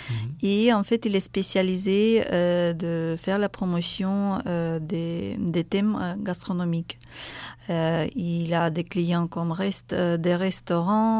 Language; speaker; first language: French; non-native, fluent; Russian